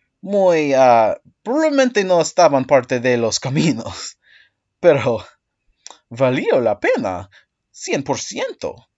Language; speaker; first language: Spanish; non-native, learner; English